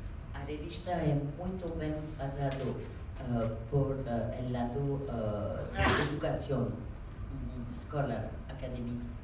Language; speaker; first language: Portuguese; non-native, learner; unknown